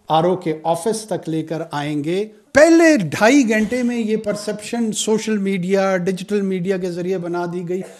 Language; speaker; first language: Urdu; non-native, local second language; Pashto